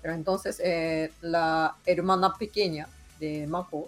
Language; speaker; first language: Spanish; non-native, fluent; Japanese